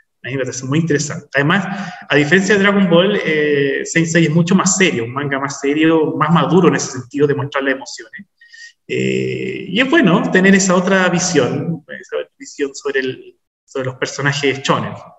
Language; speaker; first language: Spanish; native; Spanish